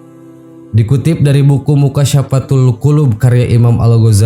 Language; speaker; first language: Indonesian; native; Indonesian